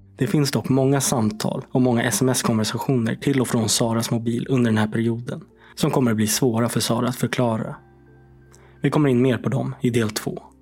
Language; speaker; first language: Swedish; native; Swedish